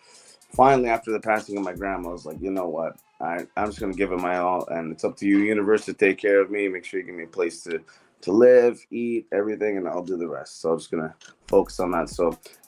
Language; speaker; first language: English; native; English